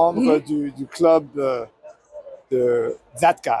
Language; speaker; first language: French; non-native, learner; English